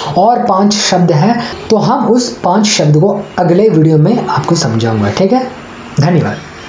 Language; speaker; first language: Hindi; non-native, local second language; Tamil